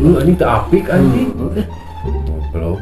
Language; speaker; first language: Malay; non-native, local second language; Sundanese